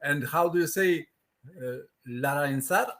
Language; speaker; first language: English; non-native, fluent; Polish